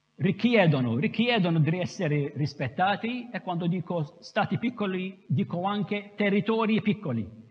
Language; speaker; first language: Italian; non-native, fluent; Maltese